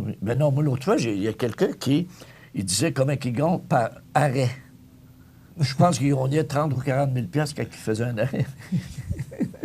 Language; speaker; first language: French; native; French